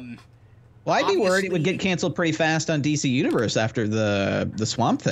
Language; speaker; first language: English; native; English